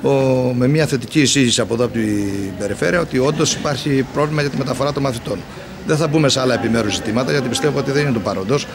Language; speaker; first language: Greek; native; Greek